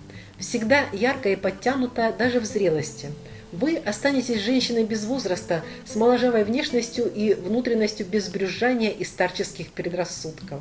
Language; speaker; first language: Russian; native; Russian